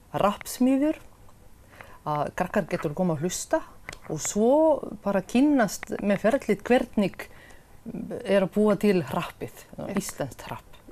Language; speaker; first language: Icelandic; non-native, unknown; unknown